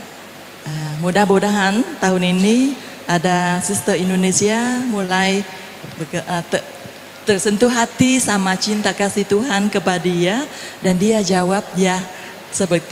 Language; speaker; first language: Indonesian; non-native, fluent; Vietnamese